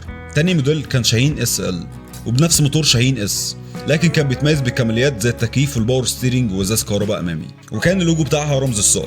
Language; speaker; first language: Arabic; native; Arabic